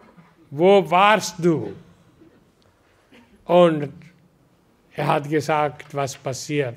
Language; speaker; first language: German; non-native, learner; Hindi